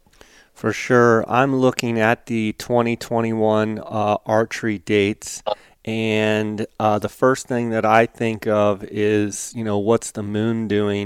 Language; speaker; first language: English; native; English